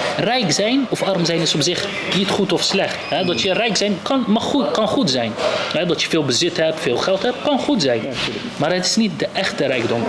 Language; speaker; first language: Dutch; early bilingual, other home language; Arabic